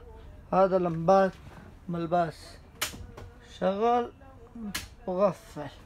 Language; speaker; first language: Arabic; non-native, learner; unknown